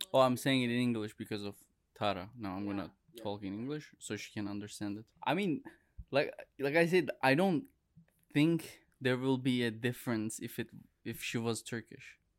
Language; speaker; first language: English; non-native, fluent; Turkish